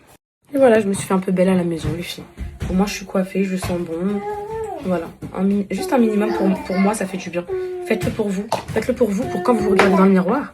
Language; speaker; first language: French; native; French